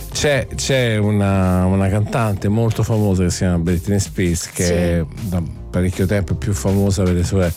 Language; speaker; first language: Italian; native; Italian